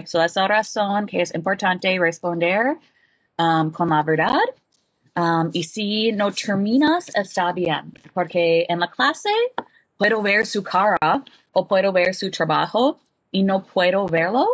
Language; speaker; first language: Spanish; non-native, learner; English